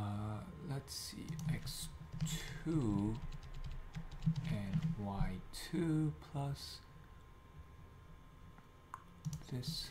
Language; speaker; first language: English; native; English